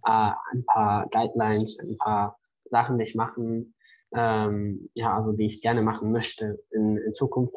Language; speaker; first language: German; non-native, fluent; Spanish